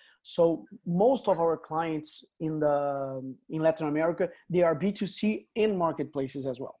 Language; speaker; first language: English; non-native, fluent; Portuguese